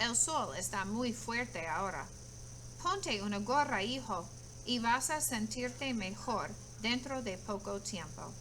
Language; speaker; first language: Spanish; non-native, fluent; English